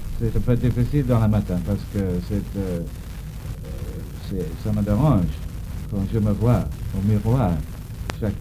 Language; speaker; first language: French; non-native, learner; English